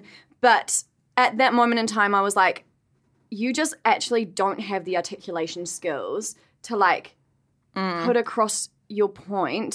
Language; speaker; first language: English; native; English